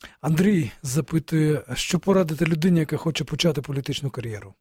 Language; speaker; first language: Ukrainian; native; Ukrainian